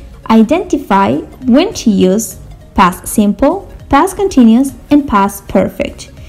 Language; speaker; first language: English; non-native, fluent; Spanish